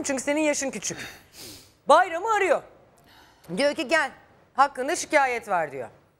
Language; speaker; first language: Turkish; native; Turkish